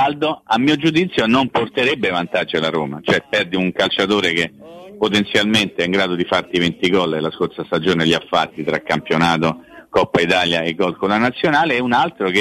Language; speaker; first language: Italian; native; Italian